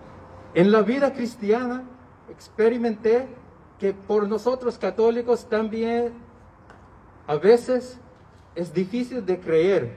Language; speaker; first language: Spanish; non-native, learner; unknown